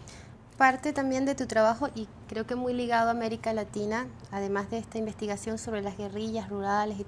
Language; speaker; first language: Spanish; native; Spanish